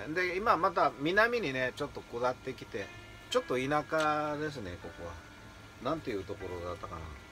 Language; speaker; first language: Japanese; native; Japanese